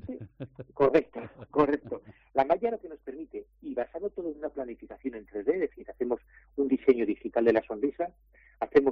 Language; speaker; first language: Spanish; native; Spanish